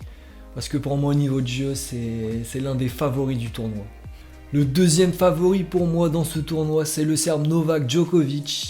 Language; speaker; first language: French; native; French